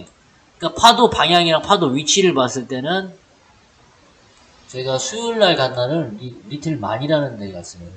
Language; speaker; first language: Korean; native; Korean